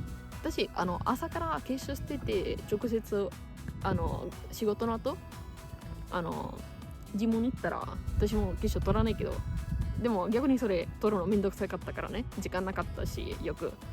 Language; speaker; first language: Japanese; non-native, fluent; Italian